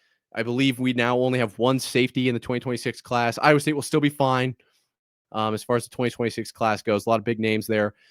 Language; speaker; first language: English; native; English